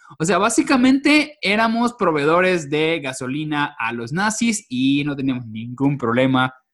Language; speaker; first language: Spanish; native; Spanish